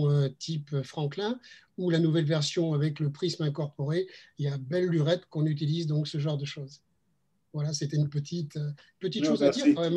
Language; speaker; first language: French; native; French